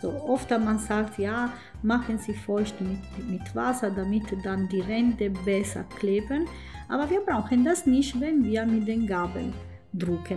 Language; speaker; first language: German; non-native, fluent; Italian